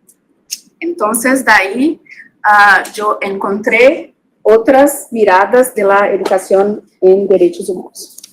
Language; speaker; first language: Spanish; non-native, fluent; Portuguese